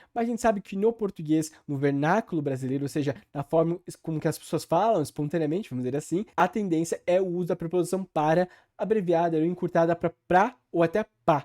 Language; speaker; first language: Portuguese; native; Portuguese